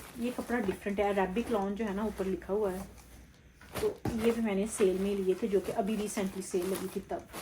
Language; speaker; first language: Urdu; native; Urdu